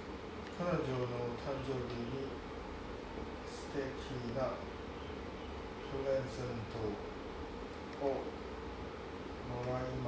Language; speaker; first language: Japanese; non-native, learner; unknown